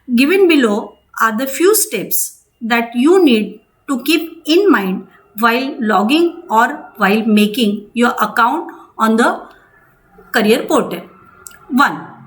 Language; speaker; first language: English; non-native, local second language; Marathi